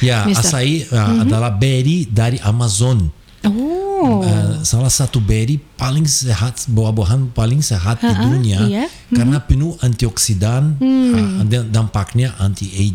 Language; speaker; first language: Indonesian; non-native, fluent; Portuguese